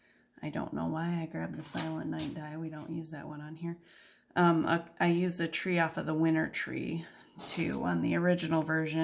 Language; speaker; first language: English; native; English